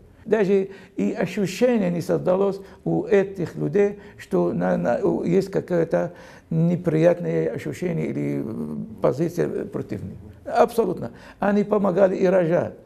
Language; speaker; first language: Russian; non-native, fluent; Arabic